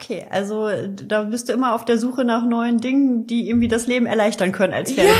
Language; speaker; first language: German; native; German